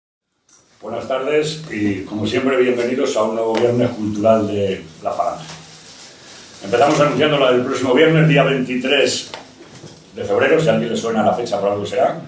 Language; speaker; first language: Spanish; native; Spanish